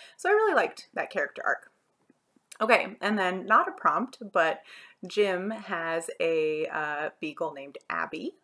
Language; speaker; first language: English; native; English